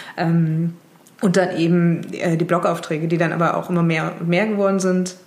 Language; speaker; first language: German; native; German